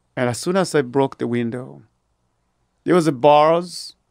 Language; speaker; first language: English; non-native, fluent; Rundi